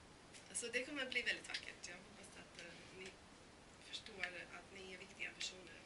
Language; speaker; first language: Swedish; non-native, fluent; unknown